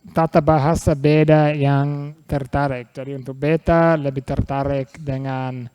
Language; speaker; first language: Indonesian; non-native, fluent; English